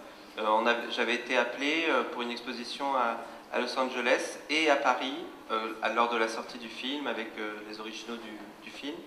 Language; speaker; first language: French; native; French